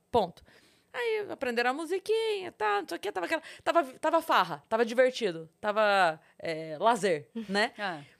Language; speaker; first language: Portuguese; native; Portuguese